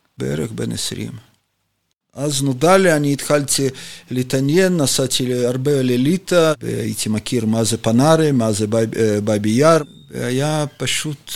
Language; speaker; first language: Hebrew; non-native, fluent; Russian